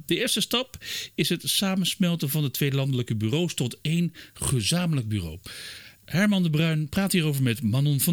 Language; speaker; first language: Dutch; native; Dutch